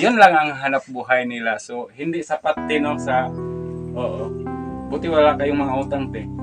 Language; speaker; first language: Filipino; non-native, local second language; Cebuano